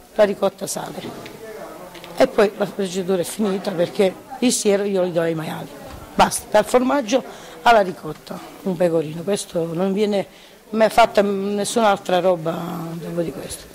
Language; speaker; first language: Italian; native; Italian